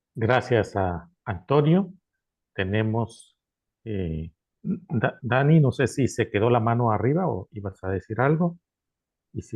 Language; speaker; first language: Spanish; native; Spanish